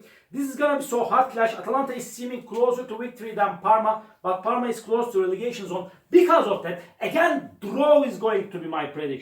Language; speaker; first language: English; non-native, learner; Turkish